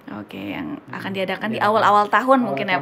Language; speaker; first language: Indonesian; native; Indonesian